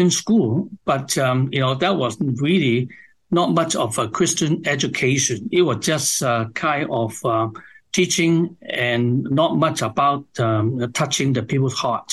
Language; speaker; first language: English; non-native, local second language; Cantonese